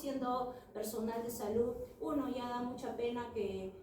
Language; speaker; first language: Spanish; native; Spanish